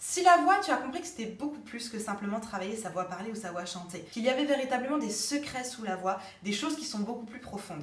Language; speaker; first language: French; native; French